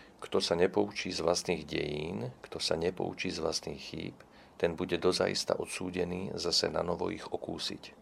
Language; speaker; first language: Slovak; non-native, local second language; Czech